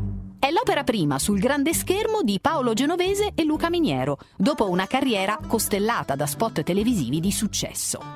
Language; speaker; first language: Italian; native; Italian